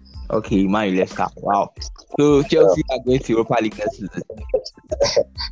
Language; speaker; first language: English; non-native, local second language; Yoruba